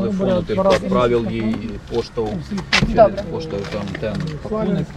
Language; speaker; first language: Ukrainian; native; Ukrainian